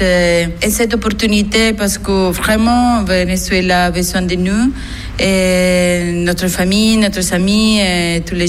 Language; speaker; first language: French; non-native, learner; Spanish